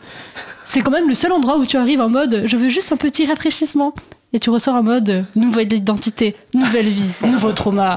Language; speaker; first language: French; native; French